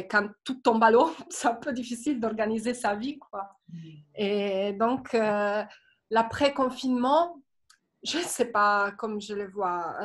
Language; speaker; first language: French; non-native, fluent; Italian